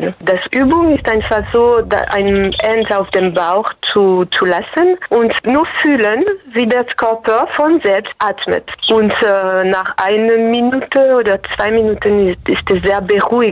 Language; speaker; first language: German; non-native, fluent; French